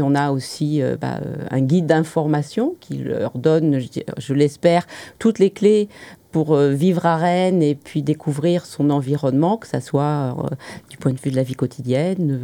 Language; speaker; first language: French; native; French